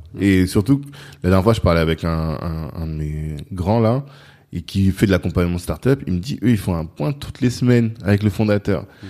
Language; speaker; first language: French; non-native, local second language; Sango